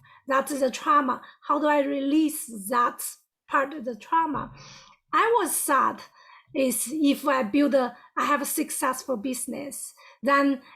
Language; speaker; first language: English; non-native, fluent; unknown